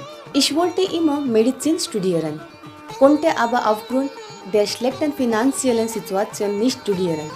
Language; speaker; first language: German; non-native, fluent; Marathi